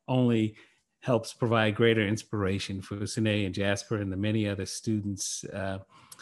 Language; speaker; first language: English; native; English